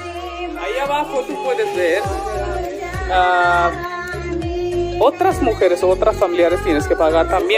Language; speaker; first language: Spanish; non-native, learner; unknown